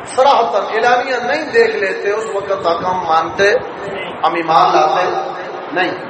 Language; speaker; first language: Urdu; non-native, local second language; Punjabi